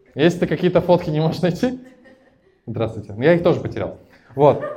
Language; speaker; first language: Russian; native; Russian